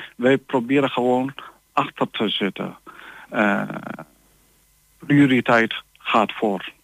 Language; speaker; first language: Dutch; non-native, learner; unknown